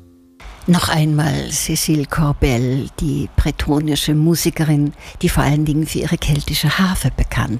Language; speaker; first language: German; native; German